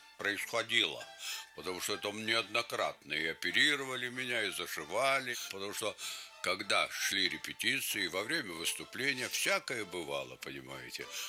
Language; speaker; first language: Russian; non-native, local second language; Lithuanian